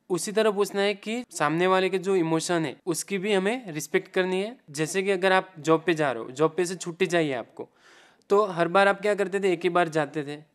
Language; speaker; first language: Hindi; non-native, local second language; Gujarati